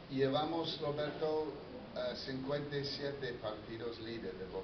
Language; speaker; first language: Spanish; non-native, fluent; English